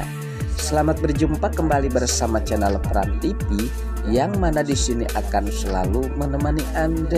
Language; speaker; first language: Indonesian; native; Indonesian